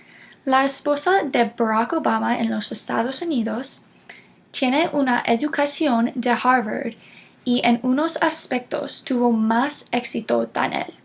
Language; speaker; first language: Spanish; non-native, learner; English